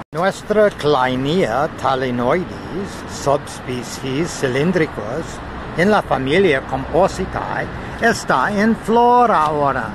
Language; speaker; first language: Spanish; non-native, learner; English